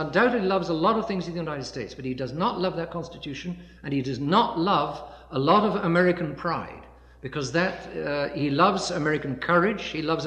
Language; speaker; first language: English; native; English